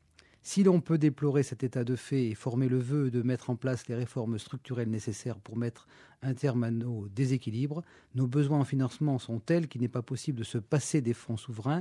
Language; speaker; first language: French; native; French